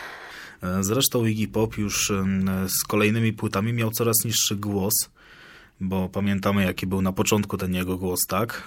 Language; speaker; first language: Polish; native; Polish